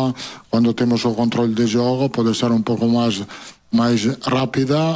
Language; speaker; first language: Portuguese; non-native, learner; Italian